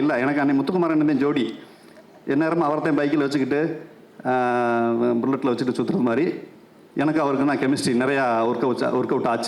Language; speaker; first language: Tamil; native; Tamil